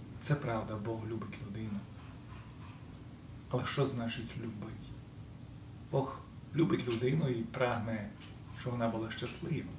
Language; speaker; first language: Ukrainian; native; Ukrainian